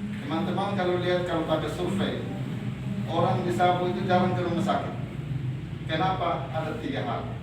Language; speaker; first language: Indonesian; non-native, local second language; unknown